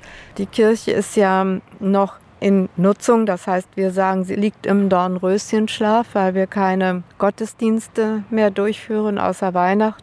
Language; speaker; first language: German; native; German